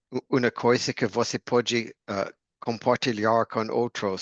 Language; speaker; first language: Portuguese; non-native, learner; English